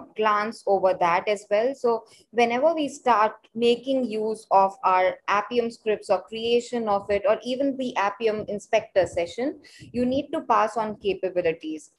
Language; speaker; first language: English; non-native, local second language; Hindi